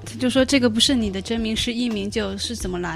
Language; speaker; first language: French; non-native, learner; Chinese